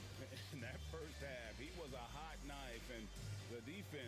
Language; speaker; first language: English; native; English